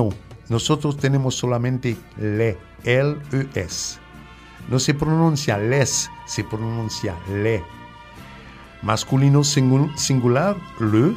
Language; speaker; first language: Spanish; non-native, fluent; French